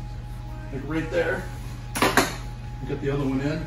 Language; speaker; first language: English; native; English